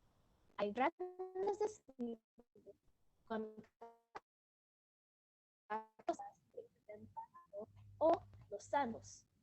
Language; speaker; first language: Spanish; non-native, learner; English